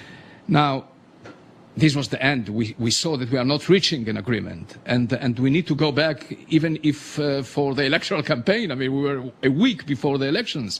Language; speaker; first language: English; non-native, fluent; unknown